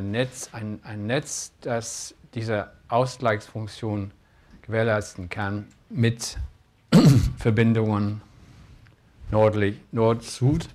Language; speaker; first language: German; non-native, fluent; English